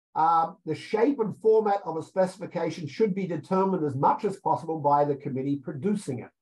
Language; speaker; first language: English; native; English